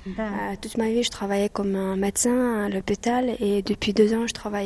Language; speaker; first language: French; non-native, fluent; Russian